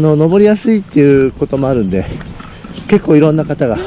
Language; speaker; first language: Japanese; native; Japanese